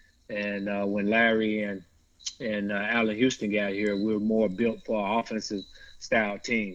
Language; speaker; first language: English; native; English